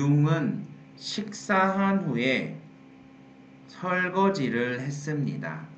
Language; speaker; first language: Korean; non-native, fluent; Vietnamese